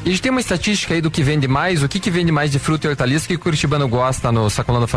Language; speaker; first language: Portuguese; native; Portuguese